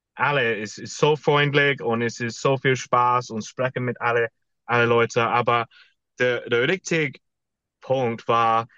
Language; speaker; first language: German; non-native, fluent; English